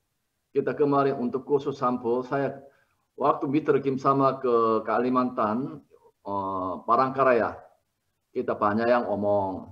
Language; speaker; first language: Indonesian; non-native, learner; Korean